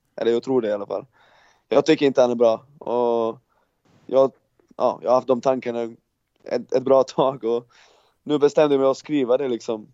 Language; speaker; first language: Swedish; non-native, fluent; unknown